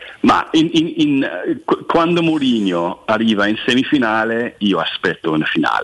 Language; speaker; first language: Italian; non-native, fluent; English